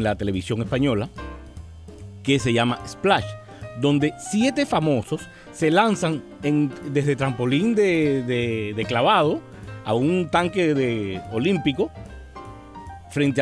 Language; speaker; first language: Spanish; native; Spanish